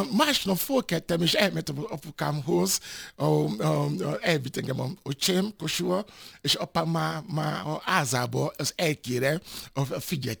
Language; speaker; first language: Hungarian; non-native, fluent; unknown